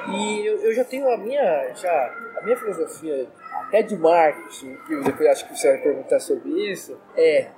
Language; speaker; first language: Portuguese; native; Portuguese